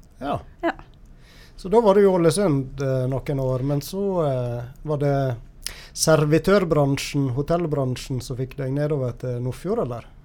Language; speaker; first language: Norwegian; native; Norwegian